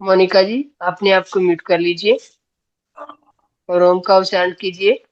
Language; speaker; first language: Hindi; native; Hindi